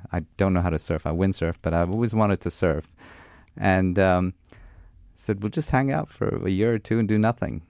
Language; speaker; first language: English; non-native, fluent; Armenian